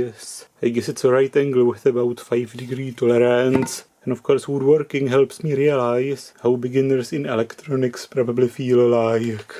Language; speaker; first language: English; non-native, fluent; Czech